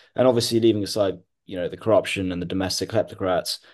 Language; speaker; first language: English; non-native, local second language; Hindi